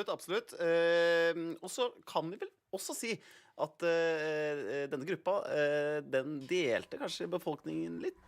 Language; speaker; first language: Norwegian; native; Norwegian